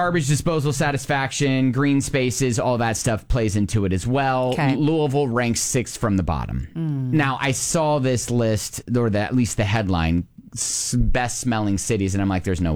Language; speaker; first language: English; native; English